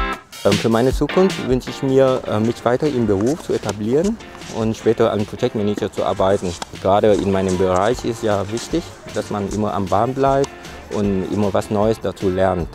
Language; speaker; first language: German; non-native, fluent; Vietnamese